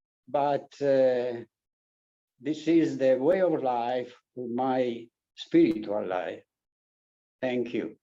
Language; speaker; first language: English; non-native, learner; Italian